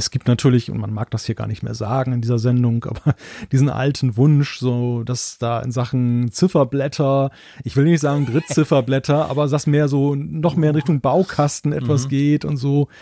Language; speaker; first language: German; native; German